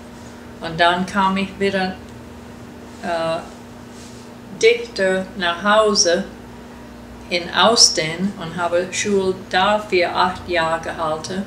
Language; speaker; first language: German; early bilingual, heritage; German